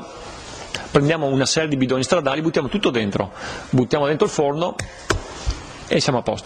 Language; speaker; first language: Italian; native; Italian